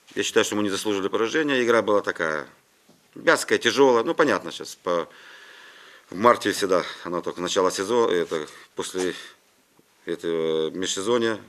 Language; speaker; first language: Russian; non-native, local second language; Ukrainian